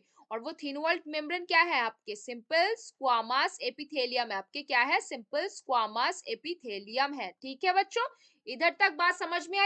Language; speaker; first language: Hindi; native; Hindi